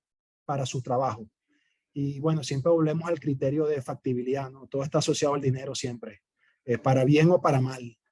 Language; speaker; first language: Spanish; native; Spanish